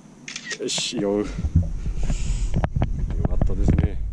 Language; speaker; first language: Japanese; native; Japanese